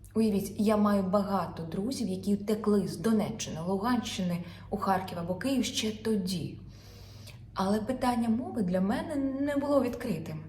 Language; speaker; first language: Ukrainian; non-native, local second language; Russian